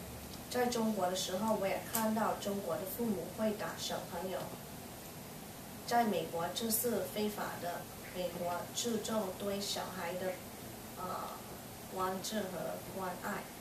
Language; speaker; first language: Chinese; early bilingual, heritage; Chinese